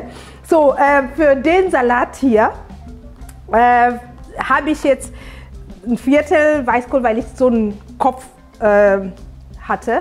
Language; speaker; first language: German; non-native, fluent; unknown